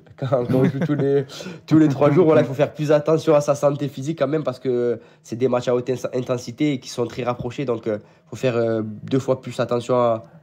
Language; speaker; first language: French; native; French